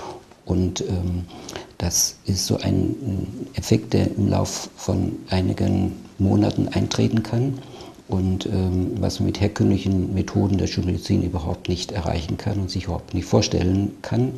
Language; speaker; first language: German; native; German